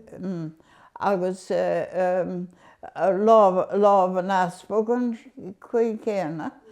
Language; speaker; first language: Irish; native; Irish